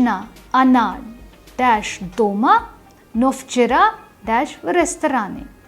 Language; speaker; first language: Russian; non-native, fluent; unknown